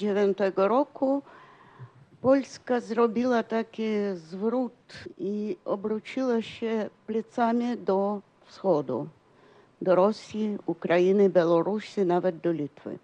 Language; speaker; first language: Polish; non-native, fluent; Russian